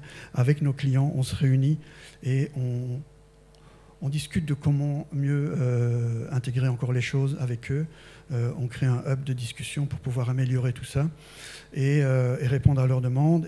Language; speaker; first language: French; native; French